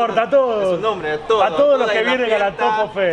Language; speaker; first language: Spanish; native; Spanish